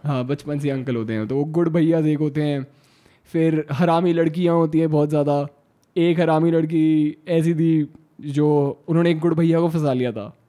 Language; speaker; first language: Hindi; native; Hindi